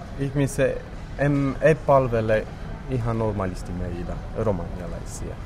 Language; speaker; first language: Finnish; non-native, learner; Romany